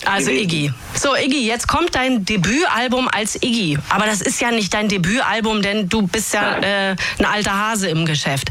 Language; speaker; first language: German; native; German